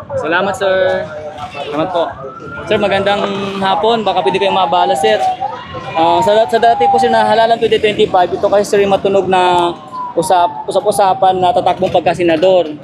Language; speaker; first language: Filipino; native; Filipino